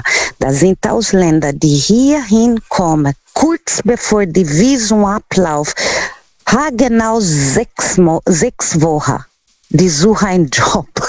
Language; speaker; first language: German; non-native, learner; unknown